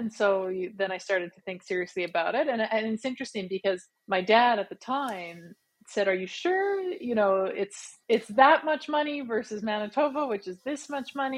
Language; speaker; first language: English; native; English